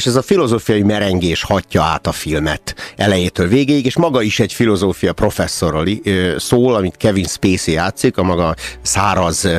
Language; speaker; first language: Hungarian; native; Hungarian